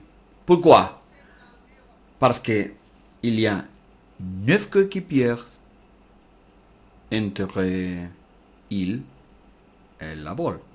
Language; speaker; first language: French; non-native, learner; Spanish